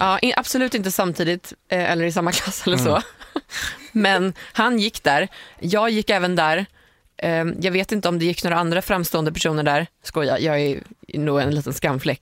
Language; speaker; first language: Swedish; native; Swedish